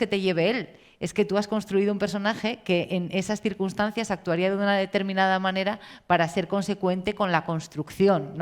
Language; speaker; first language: Spanish; native; Spanish